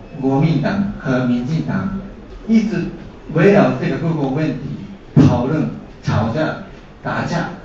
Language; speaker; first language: Chinese; non-native, fluent; Japanese